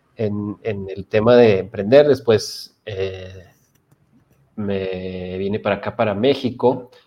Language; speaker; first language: Spanish; native; Spanish